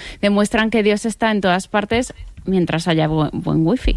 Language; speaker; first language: Spanish; native; Spanish